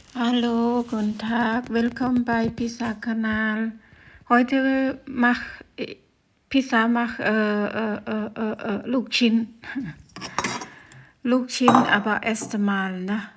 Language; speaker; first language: German; non-native, learner; Thai